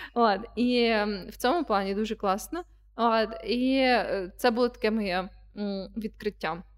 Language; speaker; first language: Ukrainian; non-native, local second language; Russian